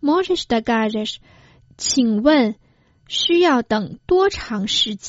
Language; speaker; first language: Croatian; non-native, fluent; Chinese